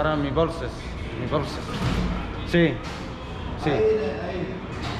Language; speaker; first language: Spanish; non-native, learner; English